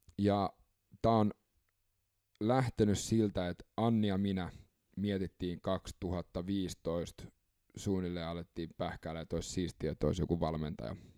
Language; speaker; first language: Finnish; early bilingual, other home language; English